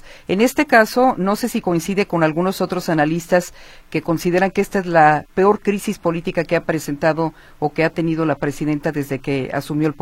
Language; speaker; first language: Spanish; native; Spanish